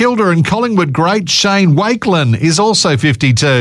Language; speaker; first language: English; native; English